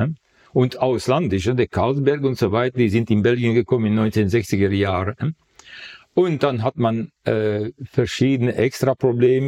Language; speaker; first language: German; non-native, fluent; Dutch